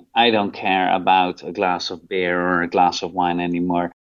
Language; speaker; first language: English; non-native, fluent; Dutch